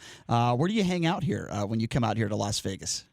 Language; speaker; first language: English; native; English